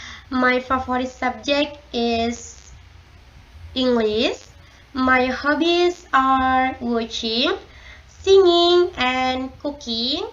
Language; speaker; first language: English; non-native, learner; Indonesian